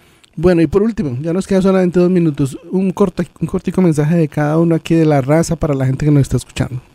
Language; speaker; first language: Spanish; native; Spanish